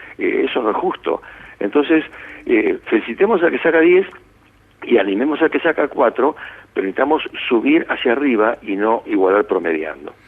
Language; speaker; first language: Spanish; early bilingual, other home language; Italian